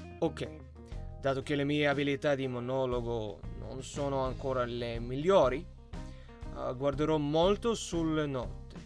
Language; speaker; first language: Italian; non-native, learner; Russian